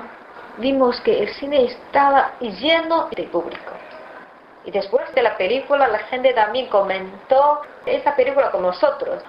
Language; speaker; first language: Spanish; non-native, fluent; Chinese